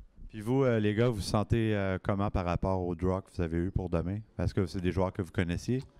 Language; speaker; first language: French; native; French